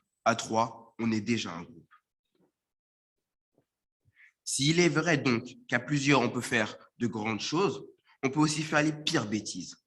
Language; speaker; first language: French; native; French